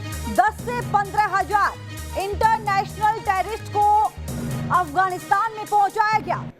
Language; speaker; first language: Hindi; native; Hindi